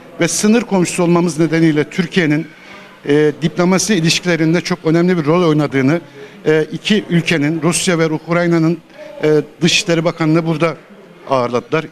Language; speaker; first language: Turkish; native; Turkish